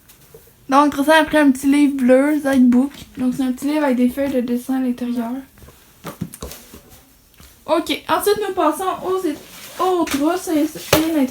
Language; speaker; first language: French; native; French